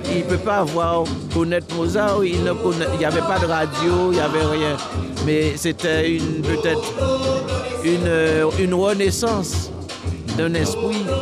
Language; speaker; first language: French; native; French